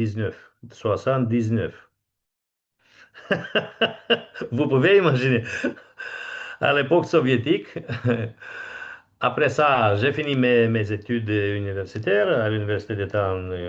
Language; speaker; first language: French; non-native, fluent; Romanian